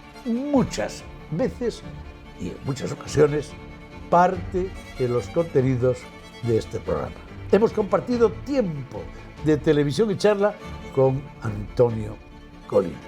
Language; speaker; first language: Spanish; native; Spanish